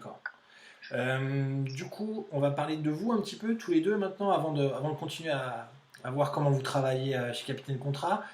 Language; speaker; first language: French; native; French